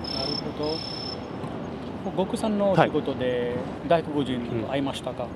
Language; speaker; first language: Japanese; non-native, learner; Hindi